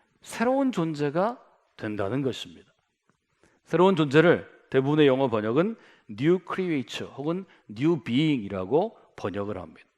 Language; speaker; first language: Korean; native; Korean